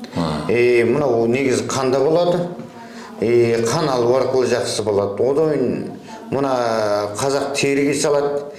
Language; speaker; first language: Kazakh; early bilingual, heritage; Kazakh